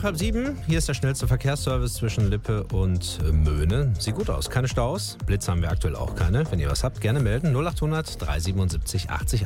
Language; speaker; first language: German; native; German